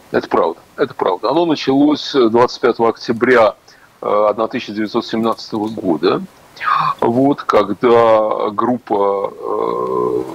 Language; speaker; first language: Russian; native; Russian